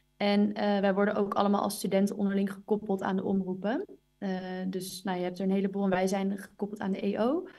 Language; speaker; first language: Dutch; native; Dutch